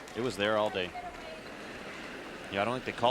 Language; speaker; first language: English; native; English